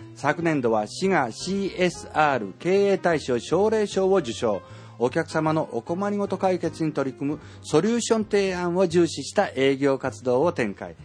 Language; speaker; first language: Japanese; native; Japanese